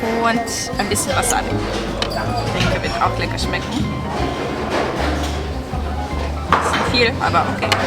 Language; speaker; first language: German; non-native, fluent; Russian